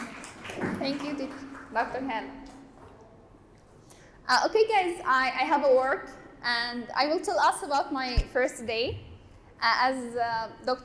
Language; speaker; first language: English; non-native, learner; Arabic